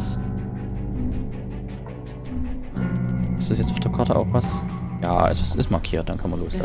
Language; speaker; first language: German; native; German